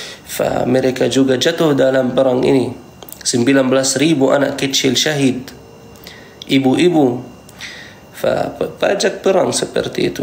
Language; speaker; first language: Indonesian; non-native, fluent; Arabic